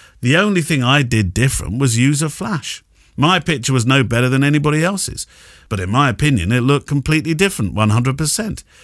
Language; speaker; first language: English; native; English